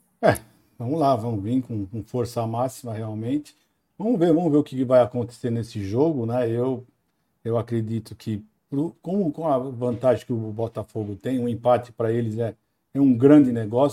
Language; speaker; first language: Portuguese; native; Portuguese